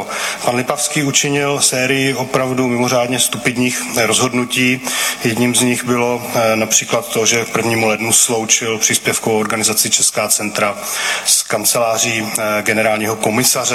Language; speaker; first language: Czech; native; Czech